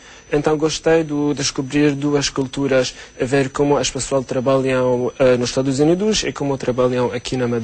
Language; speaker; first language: Portuguese; non-native, learner; Arabic